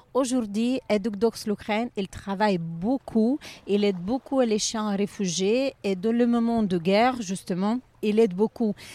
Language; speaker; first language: French; non-native, fluent; Ukrainian